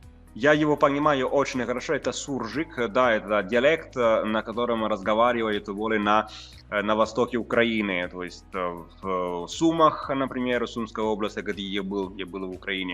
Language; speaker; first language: Russian; non-native, fluent; Italian